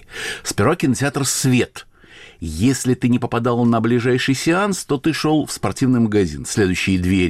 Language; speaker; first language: Russian; native; Russian